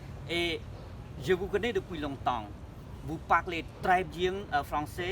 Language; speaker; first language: French; non-native, fluent; Khmer